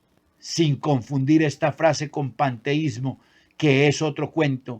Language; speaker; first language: Spanish; native; Spanish